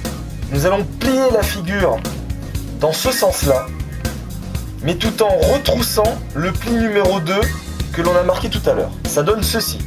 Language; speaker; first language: French; native; French